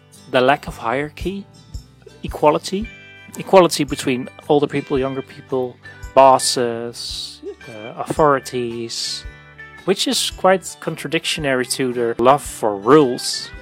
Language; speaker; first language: English; non-native, fluent; Dutch